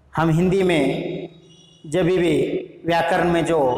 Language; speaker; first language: Hindi; non-native, local second language; Kannada